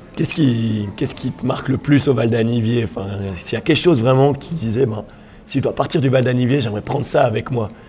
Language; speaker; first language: French; native; French